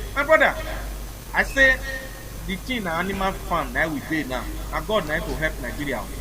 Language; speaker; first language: Nigerian Pidgin; non-native, local second language; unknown